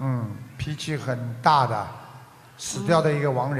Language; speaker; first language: Chinese; non-native, local second language; Wu Chinese